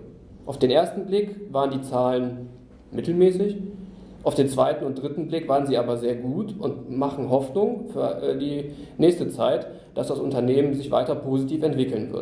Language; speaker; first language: German; native; German